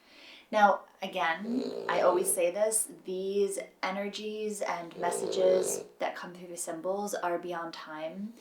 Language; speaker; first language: English; native; English